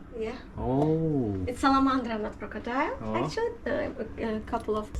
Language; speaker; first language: English; non-native, learner; Azerbaijani